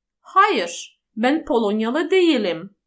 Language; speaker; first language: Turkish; non-native, fluent; Polish